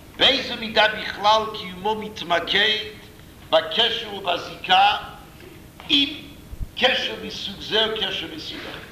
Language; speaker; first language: Hebrew; non-native, fluent; English